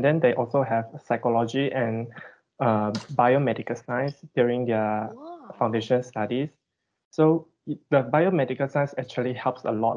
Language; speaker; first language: English; non-native, local second language; Chinese